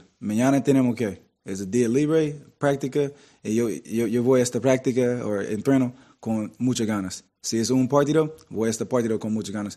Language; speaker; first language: Spanish; non-native, learner; English